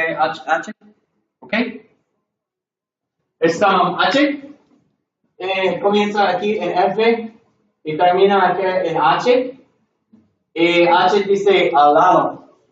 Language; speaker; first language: Spanish; non-native, learner; English